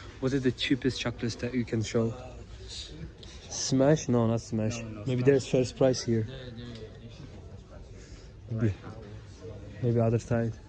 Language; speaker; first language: English; non-native, learner; Turkish